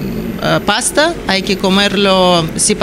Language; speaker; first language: Spanish; non-native, learner; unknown